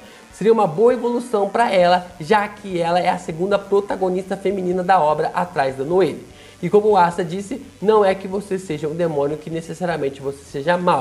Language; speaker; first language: Portuguese; native; Portuguese